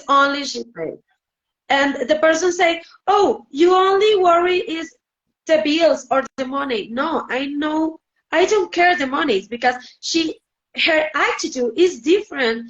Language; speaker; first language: English; non-native, learner; Spanish